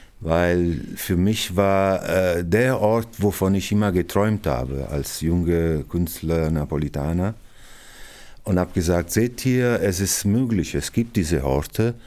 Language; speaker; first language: German; non-native, fluent; Italian